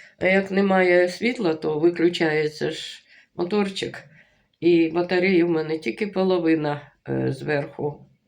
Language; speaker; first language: Ukrainian; native; Ukrainian